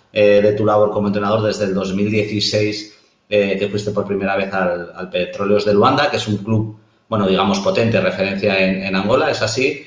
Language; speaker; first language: Spanish; native; Spanish